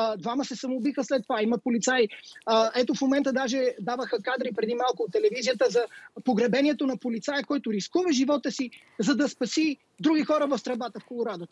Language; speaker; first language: Bulgarian; native; Bulgarian